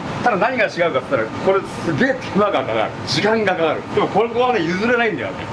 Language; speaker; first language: Japanese; native; Japanese